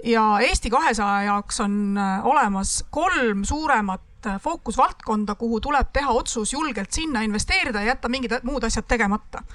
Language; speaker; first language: Estonian; native; Estonian